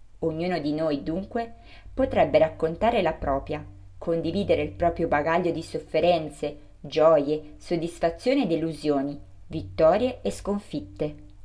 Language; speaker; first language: Italian; early bilingual, other home language; Urdu